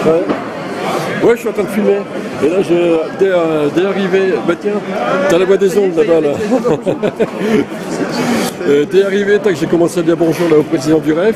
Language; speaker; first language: French; native; French